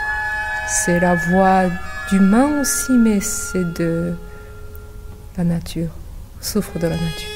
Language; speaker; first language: French; non-native, fluent; Japanese